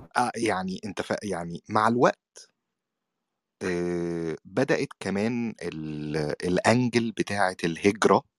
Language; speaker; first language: Arabic; native; Arabic